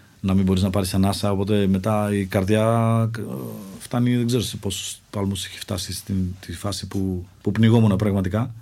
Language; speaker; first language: Greek; early bilingual, other home language; Czech